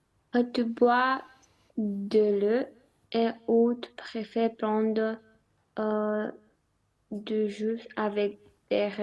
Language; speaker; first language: French; non-native, learner; Romanian